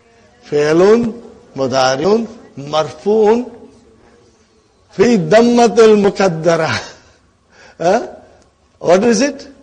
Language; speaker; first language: Arabic; non-native, fluent; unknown